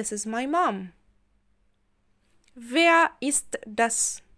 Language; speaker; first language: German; non-native, fluent; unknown